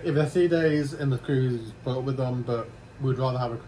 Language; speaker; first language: English; native; English